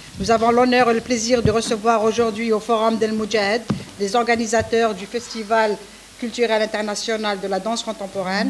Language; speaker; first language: French; non-native, local second language; Arabic